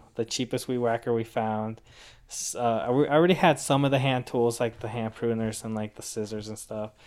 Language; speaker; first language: English; native; English